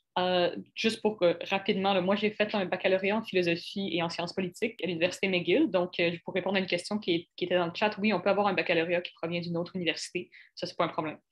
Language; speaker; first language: French; native; French